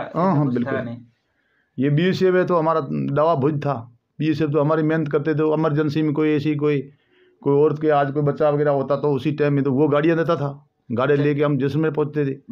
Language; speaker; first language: Hindi; native; Hindi